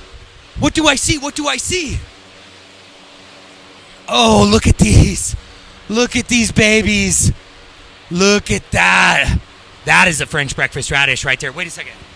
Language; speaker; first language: English; native; English